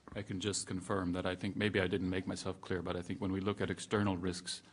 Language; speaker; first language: English; non-native, fluent; Estonian